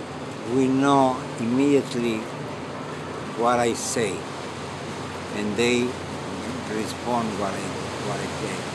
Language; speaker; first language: English; non-native, fluent; Spanish